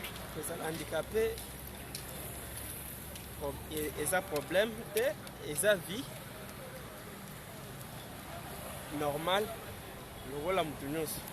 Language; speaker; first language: French; non-native, learner; Lingala